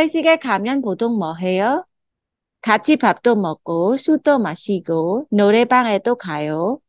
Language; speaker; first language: Korean; non-native, fluent; Khmer